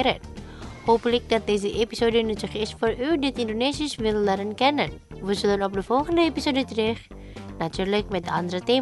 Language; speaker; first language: Dutch; non-native, learner; Indonesian